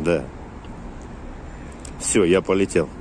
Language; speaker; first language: Russian; native; Russian